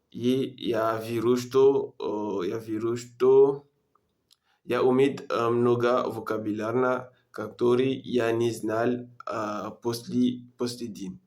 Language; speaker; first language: Russian; non-native, learner; French